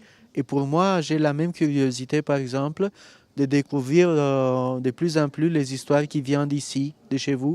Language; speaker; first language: French; non-native, fluent; Romanian